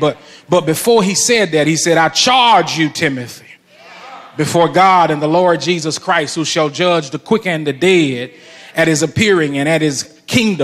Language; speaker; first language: English; native; English